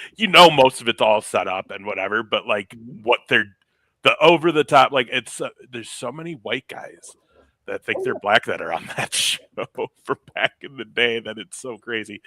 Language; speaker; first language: English; native; English